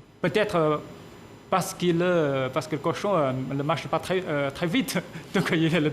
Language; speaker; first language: French; non-native, fluent; Chinese